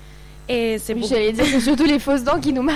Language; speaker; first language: French; native; French